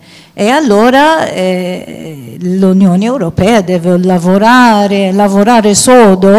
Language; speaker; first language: Italian; non-native, fluent; Maltese